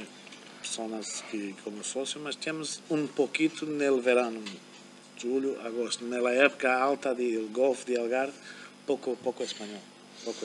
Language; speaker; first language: Portuguese; non-native, fluent; German